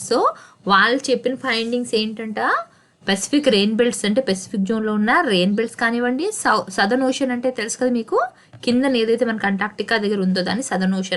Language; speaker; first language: Telugu; native; Telugu